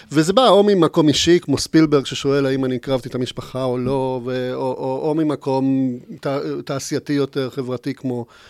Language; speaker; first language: Hebrew; non-native, fluent; Spanish